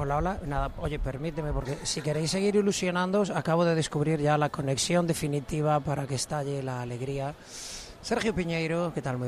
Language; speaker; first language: Spanish; native; Spanish